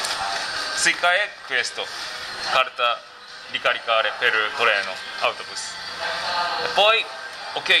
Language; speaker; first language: Italian; non-native, learner; Japanese